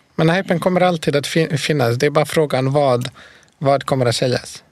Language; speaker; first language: Swedish; non-native, fluent; Bosnian